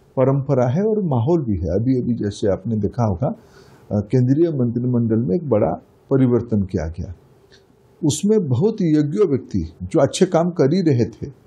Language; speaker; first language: Hindi; non-native, local second language; Odia